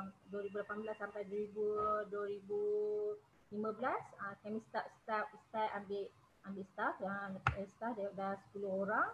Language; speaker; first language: Malay; native; Malay